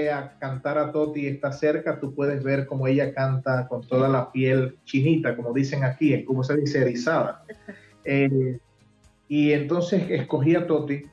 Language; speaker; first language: Spanish; native; Spanish